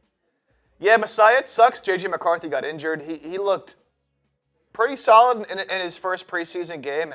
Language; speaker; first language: English; native; English